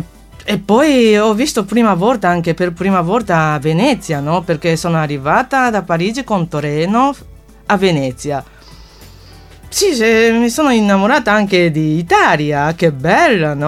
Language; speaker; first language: Italian; non-native, fluent; Japanese